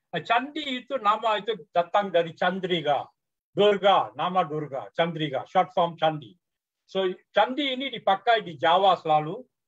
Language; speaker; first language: Malay; non-native, local second language; Tamil